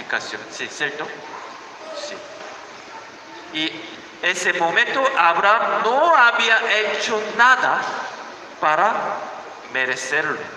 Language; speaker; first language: Spanish; non-native, learner; Korean